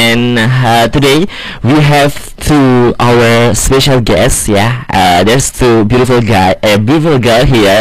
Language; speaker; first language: English; non-native, fluent; Indonesian